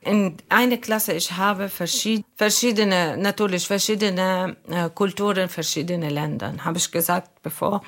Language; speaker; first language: German; non-native, fluent; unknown